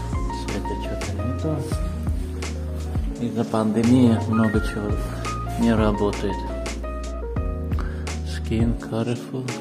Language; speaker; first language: Russian; non-native, fluent; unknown